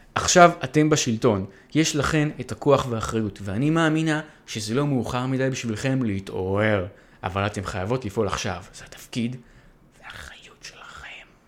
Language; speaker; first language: Hebrew; native; Hebrew